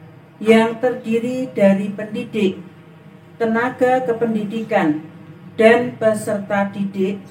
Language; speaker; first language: Indonesian; native; Indonesian